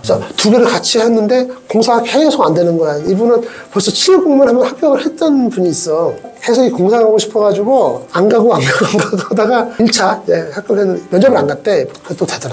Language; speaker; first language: Korean; native; Korean